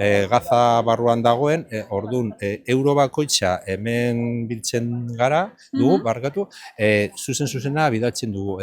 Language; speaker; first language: Basque; non-native, learner; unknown